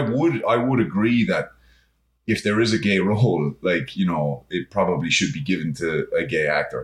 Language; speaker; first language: English; native; English